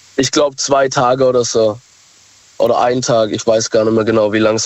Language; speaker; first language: German; native; German